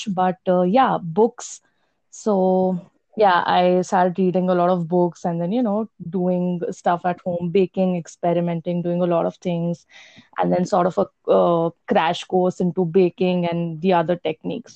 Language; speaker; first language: English; non-native, local second language; Hindi